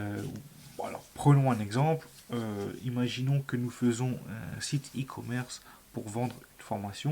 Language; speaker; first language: French; native; French